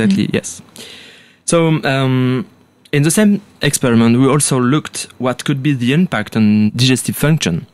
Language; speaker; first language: English; non-native, fluent; French